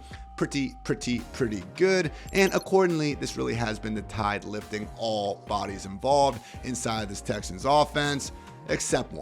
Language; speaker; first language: English; native; English